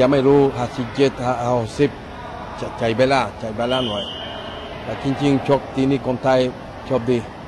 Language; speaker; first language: Thai; non-native, learner; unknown